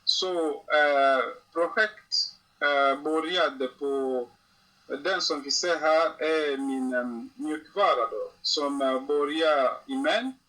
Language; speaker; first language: Swedish; non-native, learner; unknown